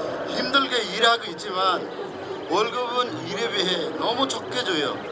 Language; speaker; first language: Korean; non-native, fluent; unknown